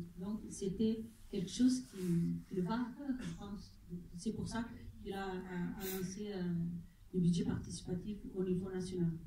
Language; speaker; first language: French; non-native, fluent; Portuguese